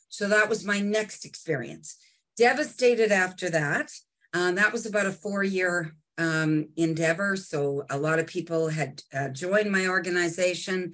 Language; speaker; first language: English; native; English